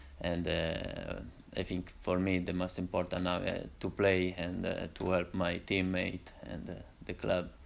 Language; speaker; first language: English; non-native, learner; Italian